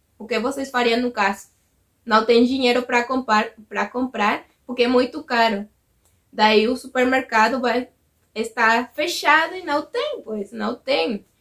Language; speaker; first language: Portuguese; non-native, fluent; Spanish